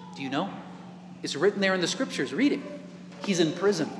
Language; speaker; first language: English; native; English